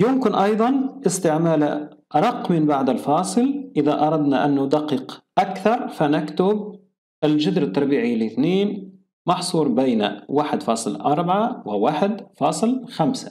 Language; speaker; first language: Arabic; native; Arabic